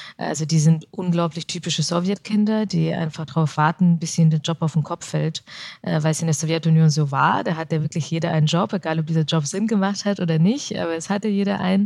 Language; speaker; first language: German; early bilingual, other home language; Russian